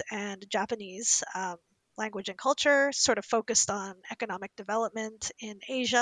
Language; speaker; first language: English; native; English